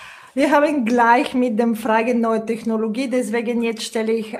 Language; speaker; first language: German; non-native, fluent; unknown